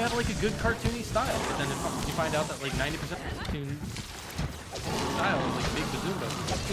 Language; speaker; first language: English; native; English